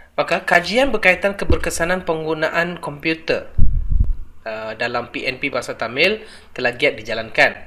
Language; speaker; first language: Malay; non-native, local second language; Tamil